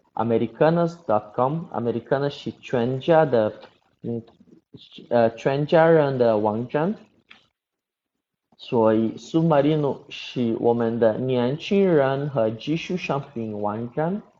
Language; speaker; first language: Chinese; non-native, learner; Portuguese